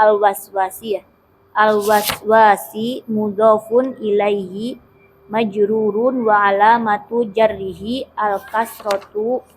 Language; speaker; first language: Arabic; non-native, learner; Indonesian